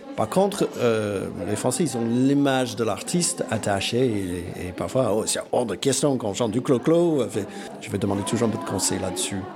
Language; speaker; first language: French; non-native, fluent; English